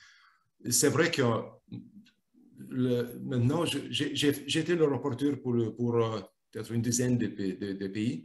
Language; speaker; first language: French; non-native, fluent; Lithuanian